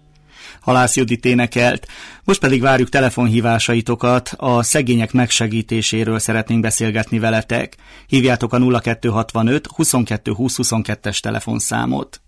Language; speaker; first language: Hungarian; native; Hungarian